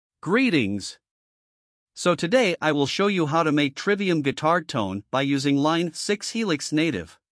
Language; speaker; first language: English; non-native, fluent; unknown